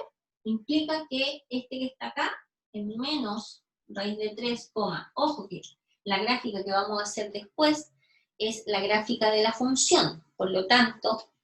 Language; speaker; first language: Spanish; native; Spanish